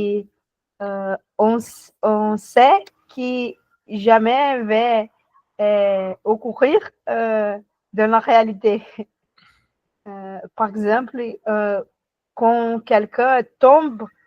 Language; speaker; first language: French; non-native, learner; Portuguese